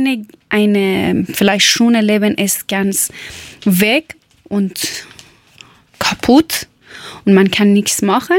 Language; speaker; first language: German; non-native, learner; Persian